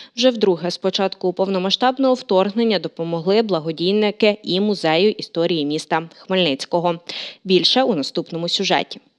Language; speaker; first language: Ukrainian; native; Ukrainian